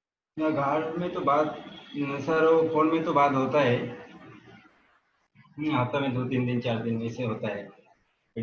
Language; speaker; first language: Hindi; non-native, local second language; Bangla